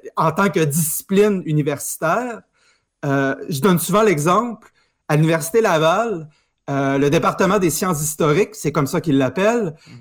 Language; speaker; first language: French; native; French